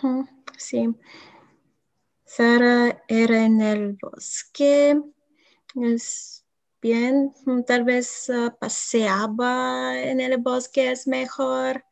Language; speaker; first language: Spanish; non-native, learner; Bulgarian